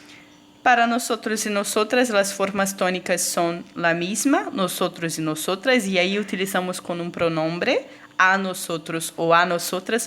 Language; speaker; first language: Spanish; non-native, fluent; Portuguese